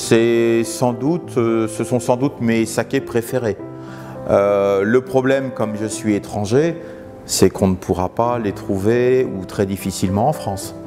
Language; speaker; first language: French; non-native, fluent; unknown